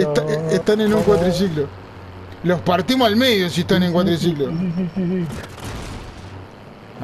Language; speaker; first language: Spanish; native; Spanish